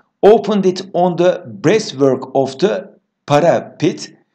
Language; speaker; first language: English; non-native, fluent; Turkish